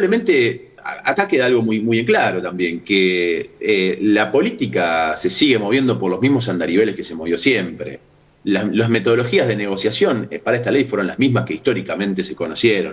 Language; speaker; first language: Spanish; native; Spanish